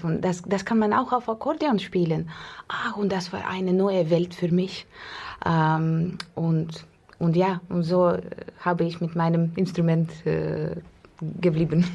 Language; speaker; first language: German; non-native, fluent; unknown